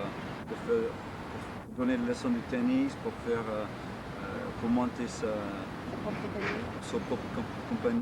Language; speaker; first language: French; native; French